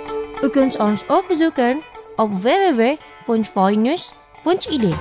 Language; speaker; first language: Dutch; non-native, fluent; Indonesian